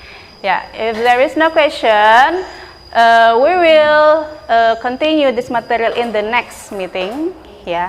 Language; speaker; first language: English; non-native, learner; Indonesian